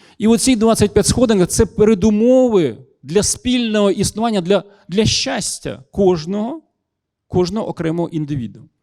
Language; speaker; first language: Ukrainian; non-native, local second language; Russian